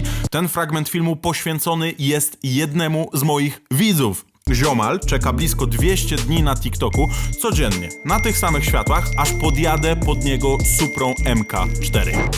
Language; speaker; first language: Polish; native; Polish